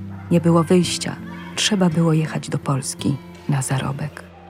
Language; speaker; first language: Polish; native; Polish